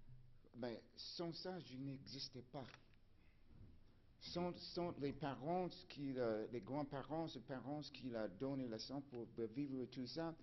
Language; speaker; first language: French; non-native, fluent; English